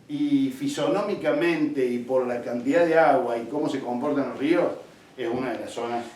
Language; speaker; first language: Spanish; native; Spanish